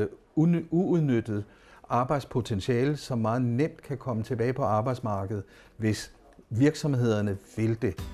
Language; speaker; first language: Danish; native; Danish